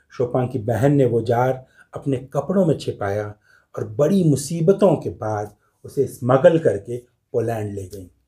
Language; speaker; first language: Hindi; native; Hindi